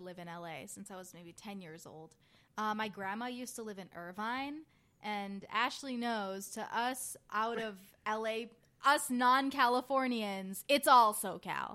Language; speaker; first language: English; native; English